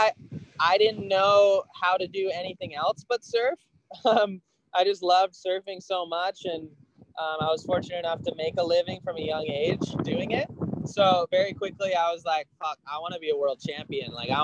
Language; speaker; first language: English; native; English